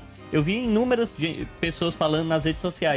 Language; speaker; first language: Portuguese; native; Portuguese